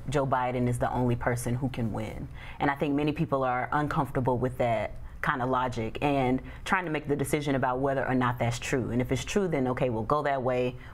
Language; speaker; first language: English; native; English